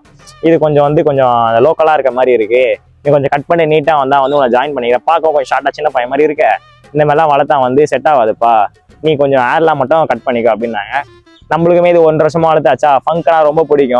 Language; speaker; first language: Tamil; native; Tamil